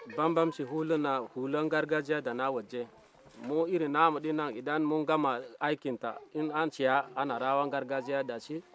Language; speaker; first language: Hausa; non-native, local second language; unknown